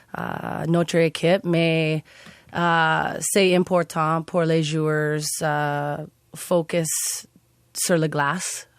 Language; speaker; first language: French; non-native, learner; English